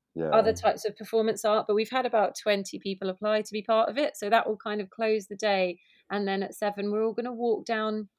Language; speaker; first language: English; native; English